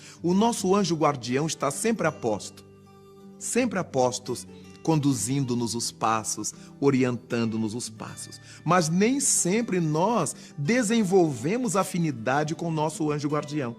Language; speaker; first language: Portuguese; native; Portuguese